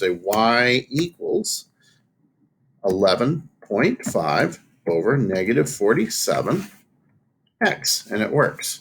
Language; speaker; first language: English; native; English